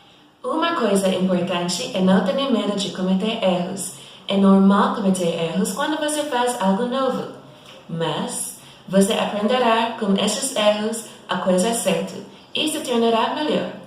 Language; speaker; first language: Portuguese; non-native, fluent; English